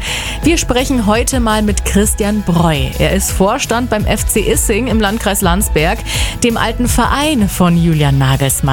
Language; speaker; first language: German; native; German